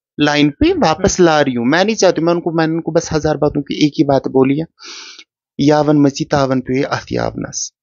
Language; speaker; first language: Hindi; non-native, local second language; Kashmiri